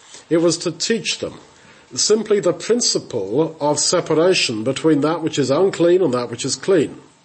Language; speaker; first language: English; native; English